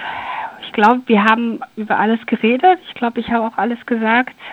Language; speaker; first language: German; early bilingual, other home language; Persian